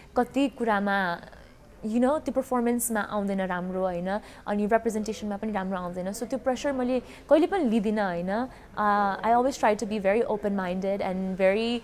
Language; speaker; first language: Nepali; early bilingual, heritage; Nepali